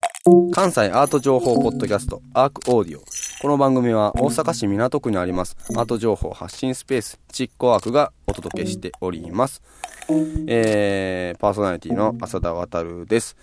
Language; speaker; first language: Japanese; native; Japanese